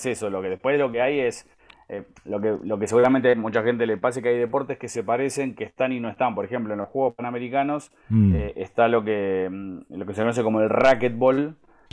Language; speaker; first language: Spanish; native; Spanish